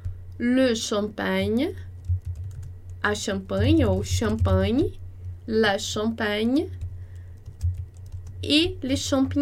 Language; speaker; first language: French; non-native, fluent; Portuguese